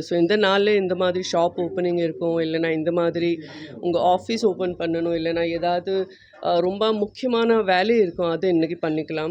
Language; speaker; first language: Tamil; non-native, fluent; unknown